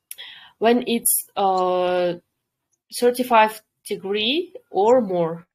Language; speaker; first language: English; non-native, fluent; Kyrgyz